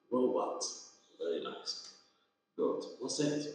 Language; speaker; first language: English; non-native, fluent; Vietnamese